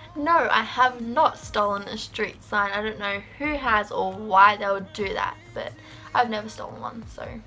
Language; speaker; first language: English; native; English